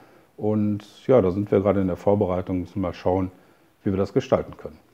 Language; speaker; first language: German; native; German